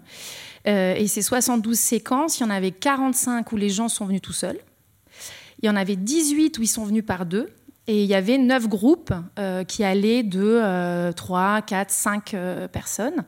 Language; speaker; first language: French; native; French